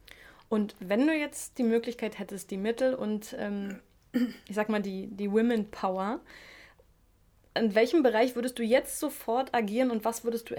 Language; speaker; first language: German; native; German